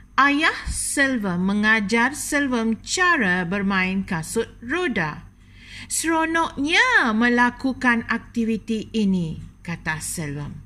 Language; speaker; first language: Malay; non-native, local second language; Tamil